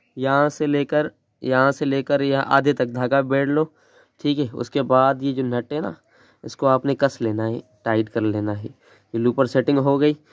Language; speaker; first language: Urdu; non-native, local second language; Sindhi